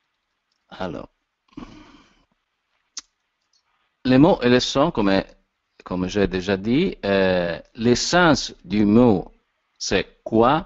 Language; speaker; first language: French; non-native, learner; Italian